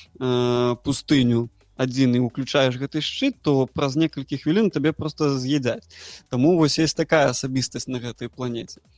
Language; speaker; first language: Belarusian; non-native, local second language; Russian